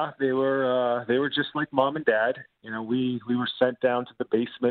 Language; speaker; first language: English; native; English